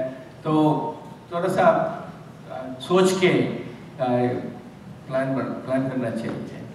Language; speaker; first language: Hindi; non-native, local second language; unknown